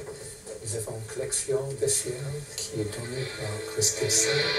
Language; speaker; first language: French; non-native, fluent; English